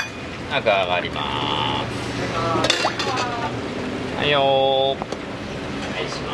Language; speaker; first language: Japanese; native; Japanese